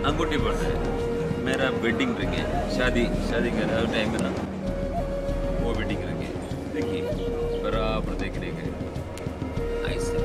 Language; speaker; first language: Hindi; non-native, fluent; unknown